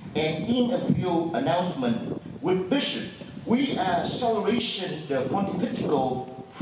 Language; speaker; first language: English; non-native, fluent; Vietnamese